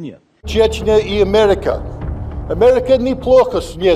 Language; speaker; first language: Russian; non-native, learner; English